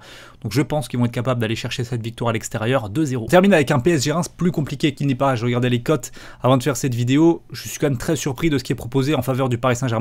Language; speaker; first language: French; native; French